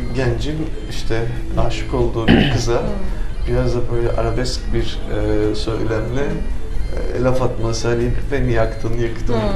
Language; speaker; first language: Turkish; non-native, local second language; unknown